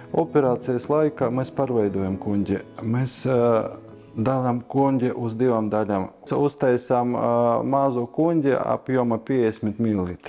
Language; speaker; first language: Latvian; non-native, local second language; Russian